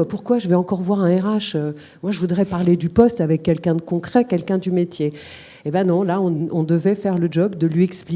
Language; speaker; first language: French; native; French